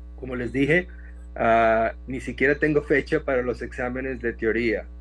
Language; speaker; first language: Spanish; native; Spanish